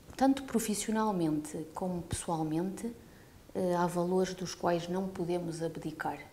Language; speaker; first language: Portuguese; early bilingual, heritage; Portuguese